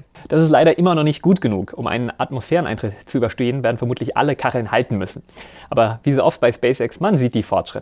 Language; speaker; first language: German; native; German